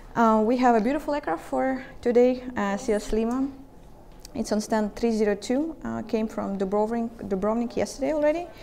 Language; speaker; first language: English; non-native, fluent; Estonian